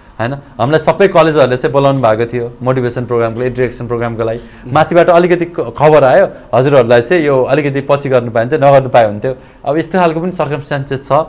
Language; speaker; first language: Nepali; native; Nepali